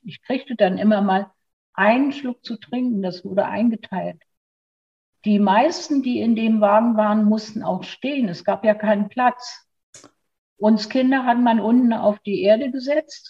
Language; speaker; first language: German; native; German